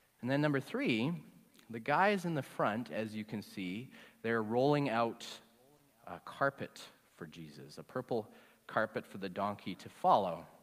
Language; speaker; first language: English; native; English